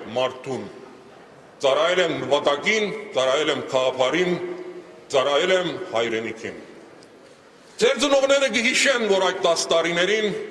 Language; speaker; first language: Armenian; early bilingual, heritage; Armenian